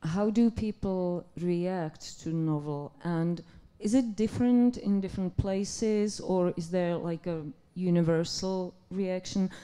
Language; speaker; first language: English; non-native, fluent; Czech